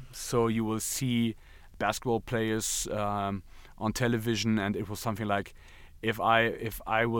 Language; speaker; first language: English; non-native, fluent; German